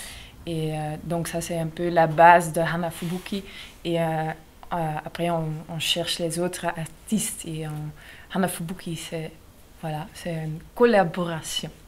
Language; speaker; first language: French; non-native, local second language; Dutch